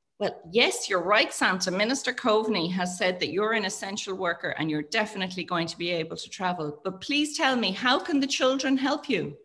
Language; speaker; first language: English; native; English